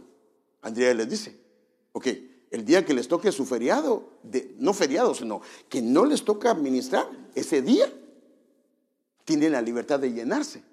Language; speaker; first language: Spanish; native; Spanish